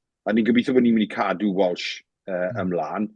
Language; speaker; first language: Welsh; native; Welsh